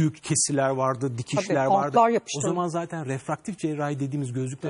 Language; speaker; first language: Turkish; native; Turkish